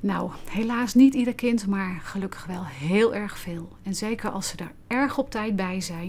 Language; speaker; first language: Dutch; native; Dutch